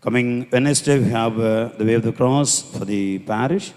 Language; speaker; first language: English; non-native, local second language; Tamil